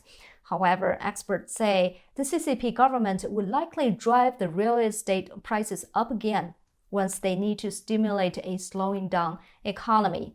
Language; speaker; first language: English; non-native, fluent; Chinese